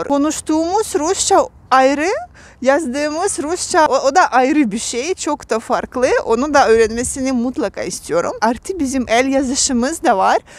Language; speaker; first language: Turkish; non-native, fluent; Russian